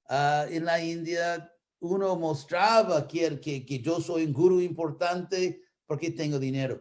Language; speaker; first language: Spanish; non-native, fluent; English